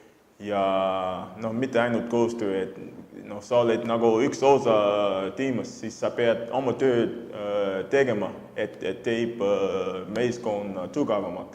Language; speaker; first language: Estonian; non-native, fluent; English